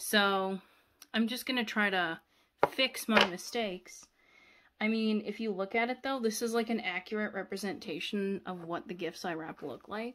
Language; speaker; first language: English; native; English